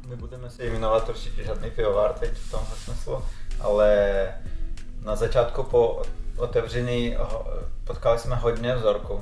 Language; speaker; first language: Czech; non-native, fluent; Russian